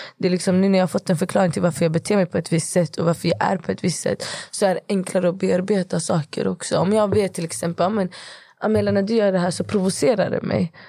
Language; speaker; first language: Swedish; early bilingual, other home language; Kurdish